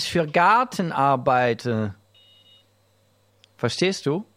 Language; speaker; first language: German; native; German